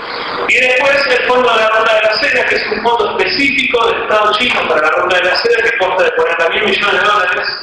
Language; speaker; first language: Spanish; native; Spanish